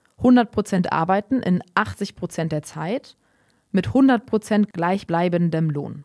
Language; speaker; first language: German; native; German